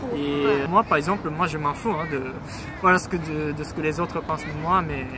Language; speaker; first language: French; non-native, fluent; Japanese